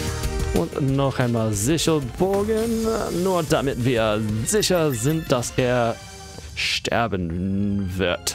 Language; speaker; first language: German; non-native, fluent; English